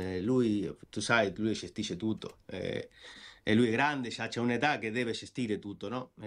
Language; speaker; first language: Italian; non-native, fluent; Spanish